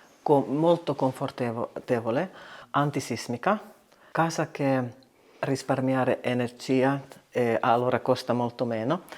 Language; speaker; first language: Italian; non-native, learner; Finnish